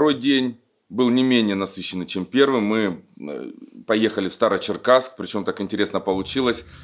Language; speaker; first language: Russian; native; Russian